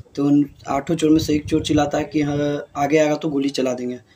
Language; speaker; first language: Hindi; native; Hindi